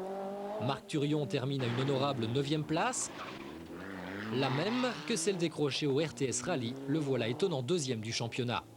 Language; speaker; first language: French; native; French